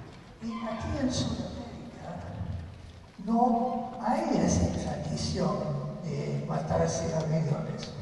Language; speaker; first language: Spanish; non-native, fluent; English